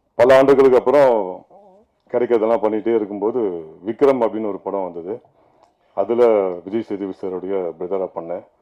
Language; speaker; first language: Tamil; native; Tamil